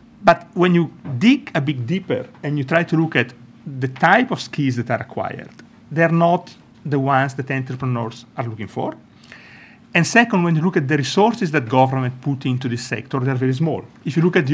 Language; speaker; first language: English; non-native, fluent; Italian